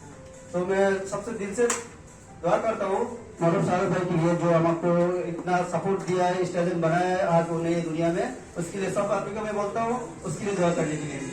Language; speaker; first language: Hindi; non-native, learner; Bangla